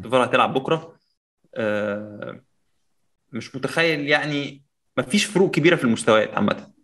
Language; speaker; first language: Arabic; native; Arabic